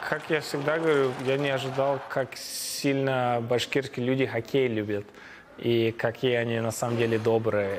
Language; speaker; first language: Russian; early bilingual, heritage; Russian